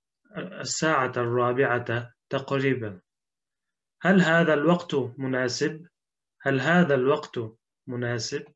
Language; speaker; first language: Arabic; non-native, fluent; Turkish